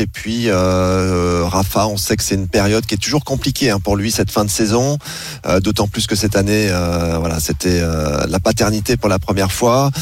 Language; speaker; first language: French; native; French